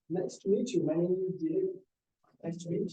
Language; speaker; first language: English; non-native, learner; Portuguese